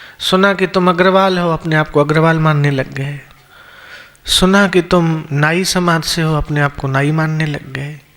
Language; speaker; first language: Hindi; non-native, local second language; Sindhi